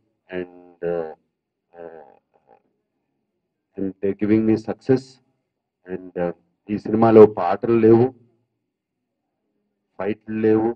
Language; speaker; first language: Telugu; native; Telugu